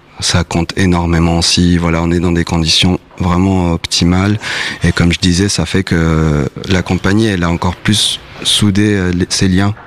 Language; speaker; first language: French; non-native, fluent; Spanish